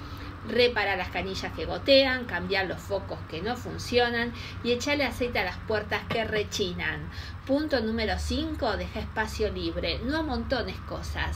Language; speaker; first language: Spanish; native; Spanish